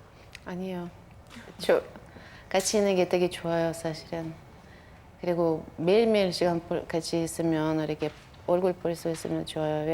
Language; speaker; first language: Korean; non-native, learner; Russian